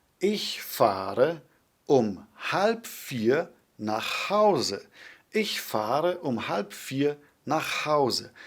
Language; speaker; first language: German; non-native, fluent; Polish